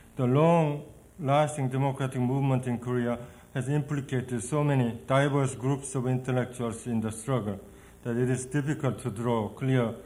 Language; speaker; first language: English; non-native, fluent; Korean